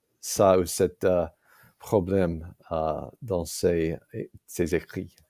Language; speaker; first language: French; non-native, fluent; English